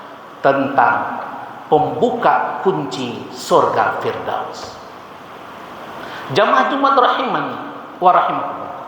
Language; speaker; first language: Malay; non-native, local second language; Minangkabau